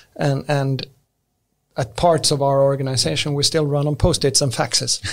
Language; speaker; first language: English; non-native, fluent; Swedish